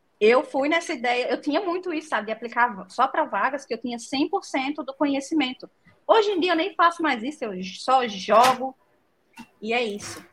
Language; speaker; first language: Portuguese; native; Portuguese